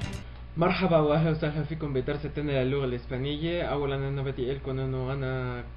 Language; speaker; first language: Arabic; early bilingual, heritage; Arabic